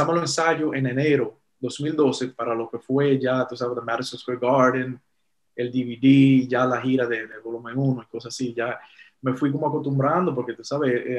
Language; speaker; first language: Spanish; early bilingual, heritage; Spanish